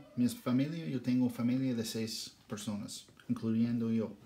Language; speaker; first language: Spanish; non-native, learner; English